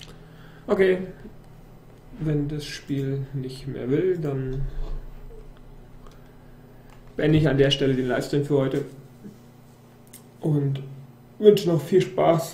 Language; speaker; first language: German; native; German